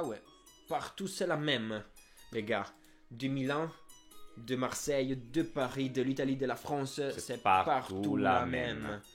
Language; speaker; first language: French; non-native, fluent; Italian